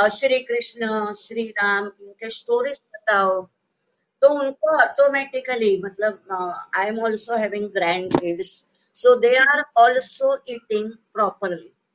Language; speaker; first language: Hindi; non-native, local second language; Marathi